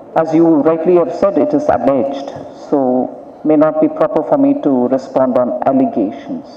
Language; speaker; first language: English; non-native, local second language; Tamil